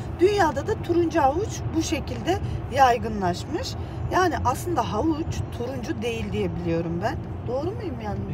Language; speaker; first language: Turkish; native; Turkish